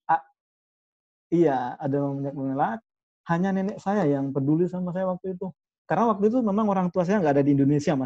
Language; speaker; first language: Indonesian; non-native, local second language; Madurese